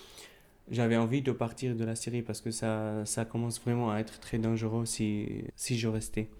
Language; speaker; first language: French; non-native, fluent; Arabic